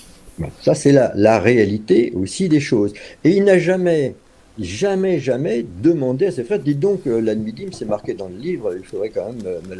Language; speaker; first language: French; native; French